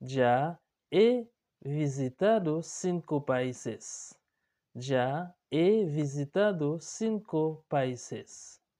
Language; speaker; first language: Spanish; non-native, learner; Haitian Creole